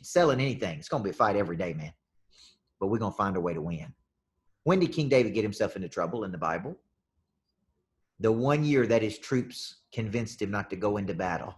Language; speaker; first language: English; native; English